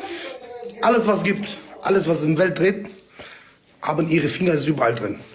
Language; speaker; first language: German; non-native, local second language; Kurdish